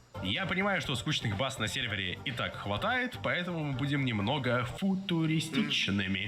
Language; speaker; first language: Russian; native; Russian